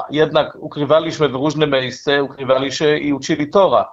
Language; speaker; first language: Polish; non-native, learner; Hebrew